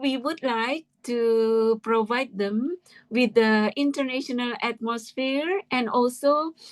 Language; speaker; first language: English; non-native, fluent; Indonesian